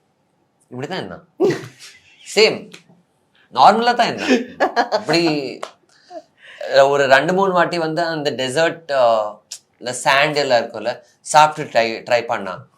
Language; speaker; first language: Tamil; non-native, fluent; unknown